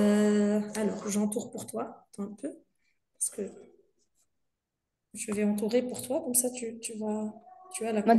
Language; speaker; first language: French; non-native, local second language; Arabic